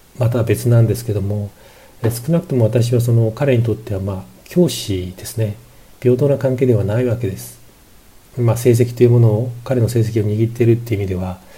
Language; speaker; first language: Japanese; native; Japanese